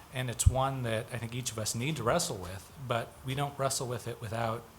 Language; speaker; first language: English; native; English